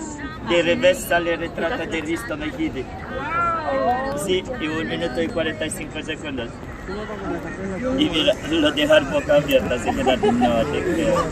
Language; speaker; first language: Spanish; non-native, learner; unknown